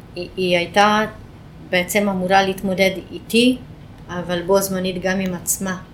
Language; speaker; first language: Hebrew; non-native, fluent; Hungarian